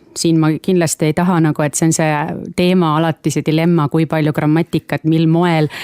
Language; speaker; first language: Estonian; native; Estonian